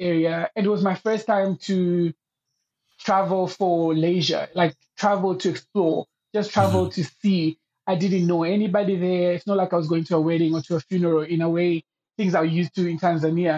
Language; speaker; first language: English; non-native, local second language; Swahili